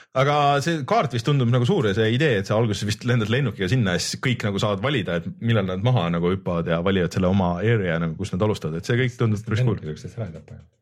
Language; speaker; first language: Estonian; native; Estonian